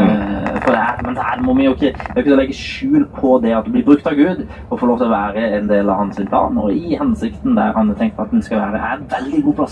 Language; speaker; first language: Norwegian; native; Norwegian